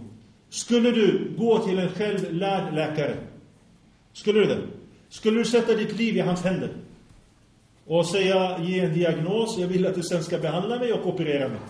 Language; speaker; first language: Swedish; early bilingual, other home language; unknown